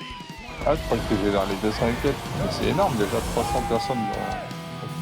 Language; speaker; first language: French; native; French